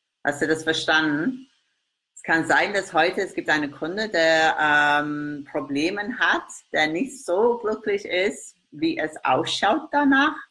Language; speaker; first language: German; non-native, learner; English